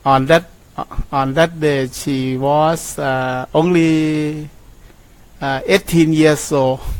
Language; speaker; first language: English; non-native, learner; Thai